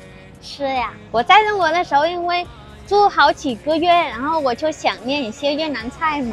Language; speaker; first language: Chinese; non-native, fluent; Vietnamese